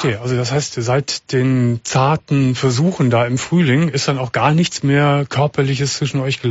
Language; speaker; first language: German; native; German